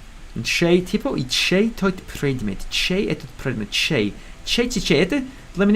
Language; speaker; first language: Russian; non-native, learner; English